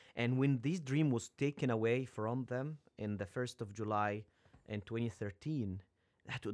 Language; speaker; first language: English; non-native, fluent; Arabic